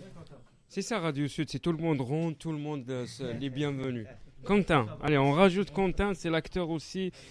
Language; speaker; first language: French; native; French